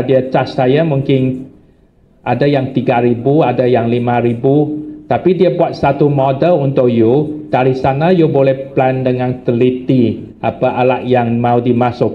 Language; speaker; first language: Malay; non-native, local second language; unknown